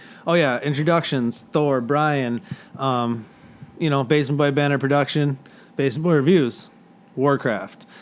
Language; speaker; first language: English; native; English